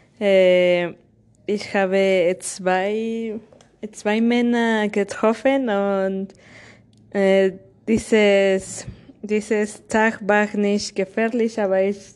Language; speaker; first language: German; non-native, learner; Spanish